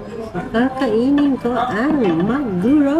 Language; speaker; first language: Japanese; non-native, learner; Filipino